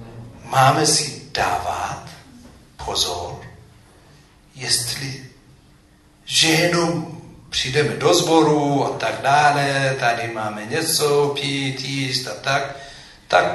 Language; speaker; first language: Czech; non-native, fluent; Amharic